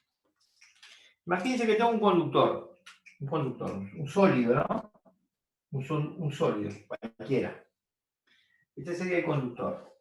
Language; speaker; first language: Spanish; native; Spanish